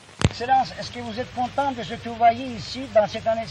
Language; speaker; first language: French; non-native, fluent; Turkish